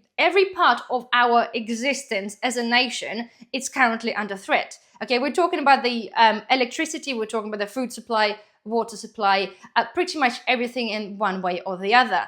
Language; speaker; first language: English; non-native, fluent; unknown